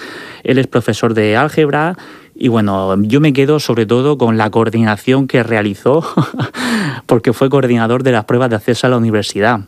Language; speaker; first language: Spanish; native; Spanish